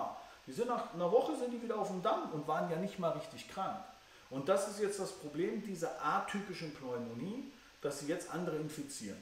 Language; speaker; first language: German; native; German